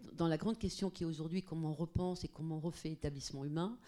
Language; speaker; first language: French; non-native, fluent; Portuguese